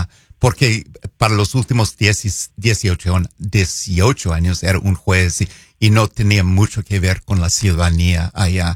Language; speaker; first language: Spanish; non-native, fluent; English